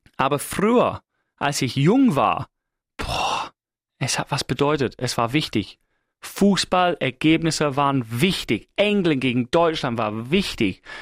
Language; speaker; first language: German; non-native, fluent; English